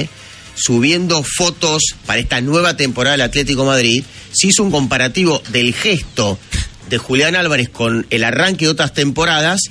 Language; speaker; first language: Spanish; native; Spanish